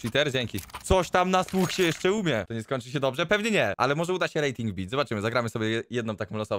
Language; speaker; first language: Polish; native; Polish